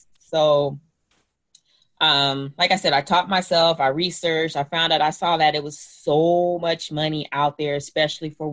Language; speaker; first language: English; native; English